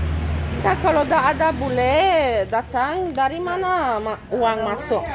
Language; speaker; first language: Indonesian; non-native, local second language; Balinese